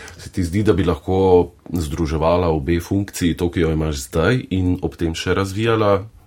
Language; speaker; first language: Slovenian; native; Slovenian